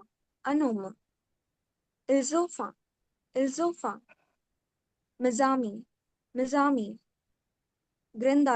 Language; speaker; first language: French; non-native, learner; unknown